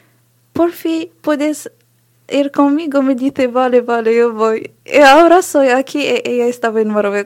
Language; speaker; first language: Spanish; non-native, learner; Arabic